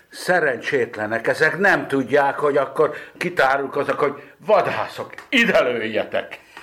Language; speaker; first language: Hungarian; native; Hungarian